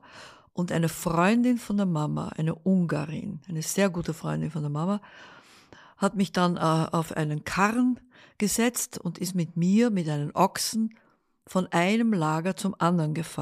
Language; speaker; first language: German; early bilingual, other home language; Dutch